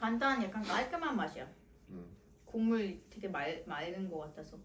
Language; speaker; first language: Korean; non-native, fluent; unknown